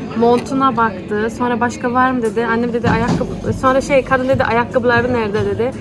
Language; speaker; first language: Turkish; early bilingual, heritage; Turkish